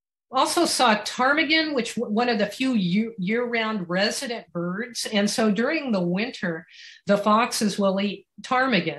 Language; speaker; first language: English; native; English